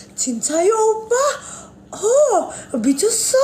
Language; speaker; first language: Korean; non-native, learner; Indonesian